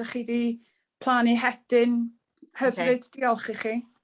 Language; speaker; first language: Welsh; native; Welsh